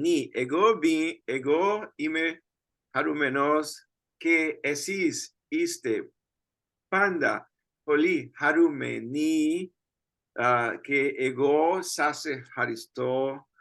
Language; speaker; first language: Greek; non-native, learner; Spanish